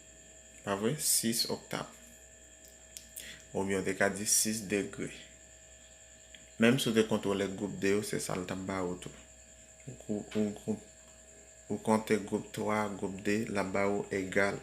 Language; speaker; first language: French; non-native, learner; Haitian Creole